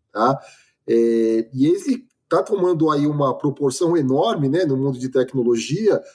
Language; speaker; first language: Portuguese; native; Portuguese